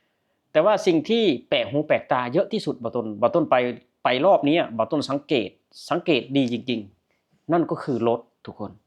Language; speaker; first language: Thai; non-native, local second language; Northeastern Thai